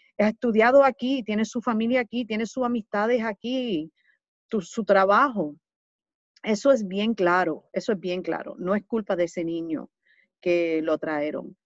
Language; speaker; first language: Spanish; early bilingual, heritage; Spanish